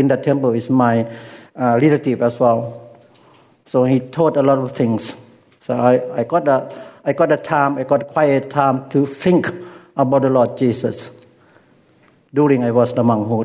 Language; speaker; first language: English; non-native, learner; Lao